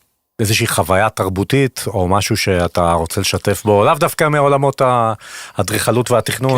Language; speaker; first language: Hebrew; native; Hebrew